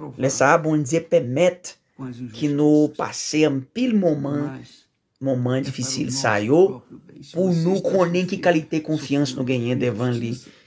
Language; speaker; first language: Haitian Creole; non-native, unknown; Portuguese